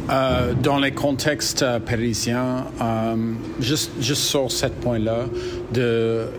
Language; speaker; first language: French; non-native, learner; English